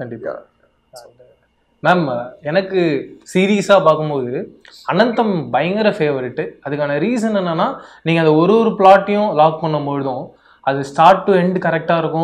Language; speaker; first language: Tamil; native; Tamil